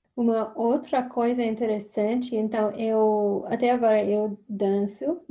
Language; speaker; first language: Portuguese; non-native, learner; English